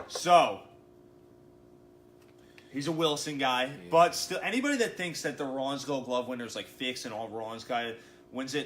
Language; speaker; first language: English; native; English